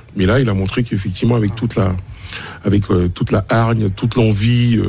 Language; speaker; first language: French; native; French